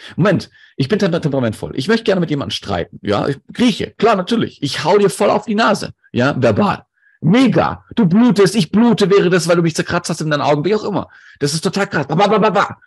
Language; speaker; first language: German; non-native, local second language; Greek